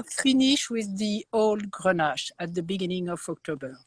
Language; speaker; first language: English; non-native, learner; French